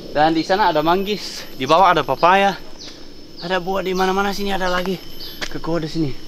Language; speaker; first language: Indonesian; non-native, fluent; English